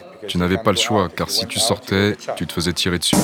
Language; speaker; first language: French; non-native, fluent; Arabic